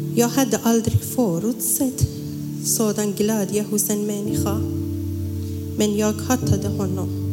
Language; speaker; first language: Swedish; non-native, learner; Persian